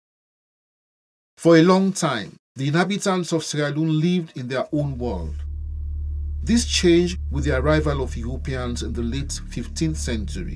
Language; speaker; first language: English; non-native, local second language; Krio